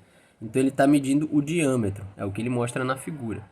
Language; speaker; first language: Portuguese; native; Portuguese